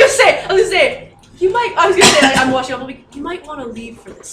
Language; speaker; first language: English; native; English